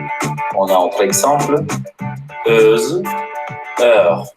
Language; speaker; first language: French; non-native, learner; Spanish